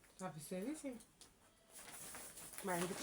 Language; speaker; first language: Arabic; native; Arabic